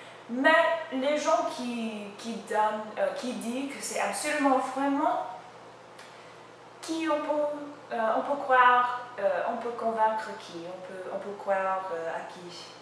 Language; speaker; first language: French; non-native, learner; English